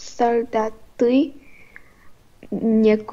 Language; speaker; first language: Russian; non-native, learner; Vietnamese